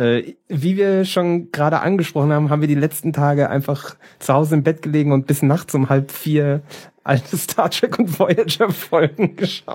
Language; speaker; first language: German; native; German